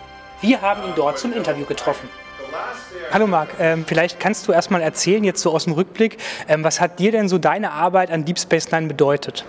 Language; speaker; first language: German; native; German